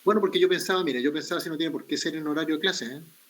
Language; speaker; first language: Spanish; native; Spanish